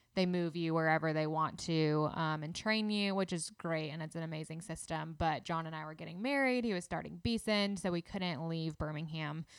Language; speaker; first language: English; native; English